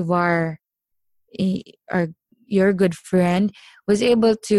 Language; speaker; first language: English; non-native, local second language; Filipino